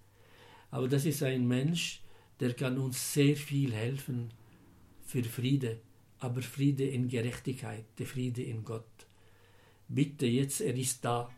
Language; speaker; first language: German; non-native, fluent; Arabic